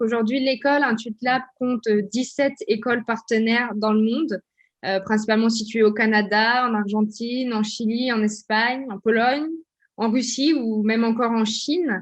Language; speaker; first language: French; native; French